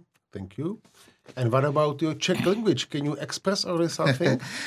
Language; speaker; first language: English; non-native, fluent; Czech